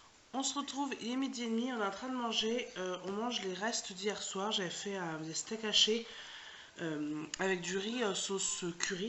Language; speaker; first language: French; native; French